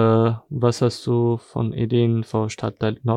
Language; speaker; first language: German; non-native, fluent; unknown